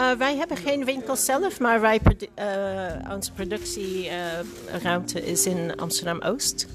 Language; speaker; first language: Dutch; non-native, fluent; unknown